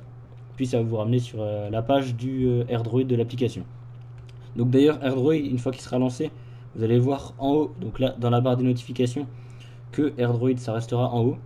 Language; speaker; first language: French; native; French